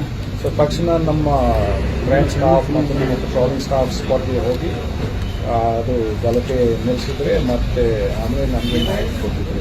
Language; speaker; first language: Kannada; non-native, fluent; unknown